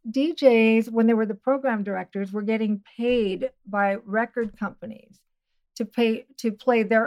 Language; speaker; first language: English; native; English